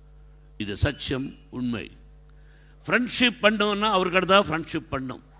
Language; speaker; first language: Tamil; non-native, learner; Telugu